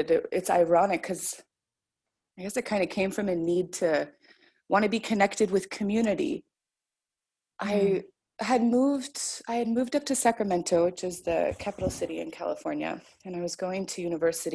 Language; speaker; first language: English; native; English